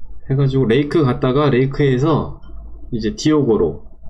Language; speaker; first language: Korean; native; Korean